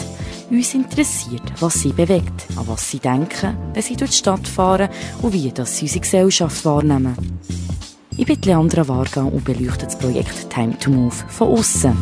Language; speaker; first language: German; native; German